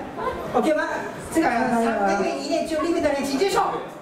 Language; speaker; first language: Chinese; non-native, learner; Japanese